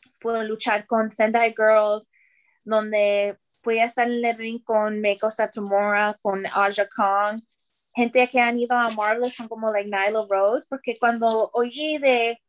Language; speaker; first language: Spanish; early bilingual, heritage; Spanish